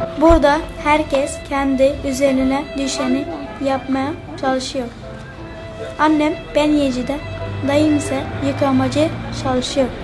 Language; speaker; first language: Turkish; early bilingual, other home language; Arabic